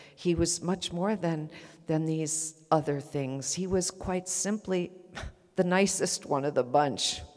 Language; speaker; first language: English; native; English